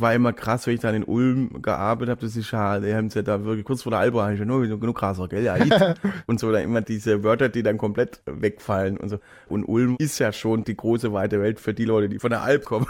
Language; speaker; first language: German; native; German